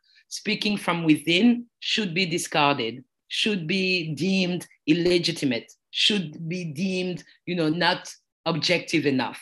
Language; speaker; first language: English; non-native, fluent; French